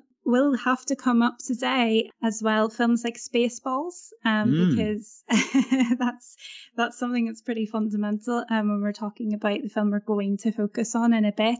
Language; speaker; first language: English; native; English